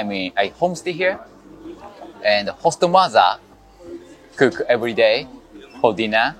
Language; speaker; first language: English; non-native, learner; Japanese